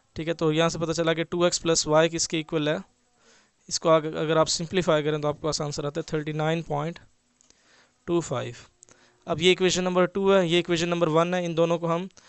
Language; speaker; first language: Urdu; native; Urdu